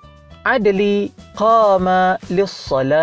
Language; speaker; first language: Arabic; non-native, fluent; Malay